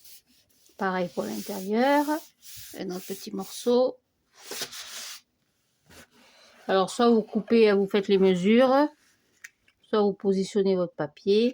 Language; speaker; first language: French; native; French